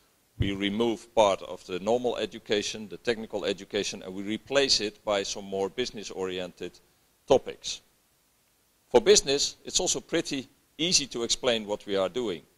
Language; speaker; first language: English; non-native, fluent; Dutch